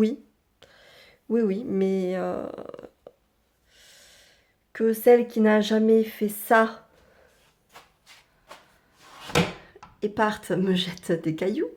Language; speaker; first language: French; native; French